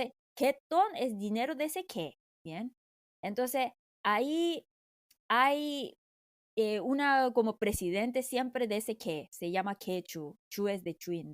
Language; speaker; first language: Spanish; non-native, fluent; Korean